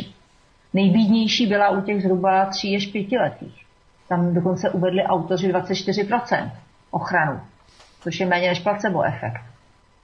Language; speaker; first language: Czech; native; Czech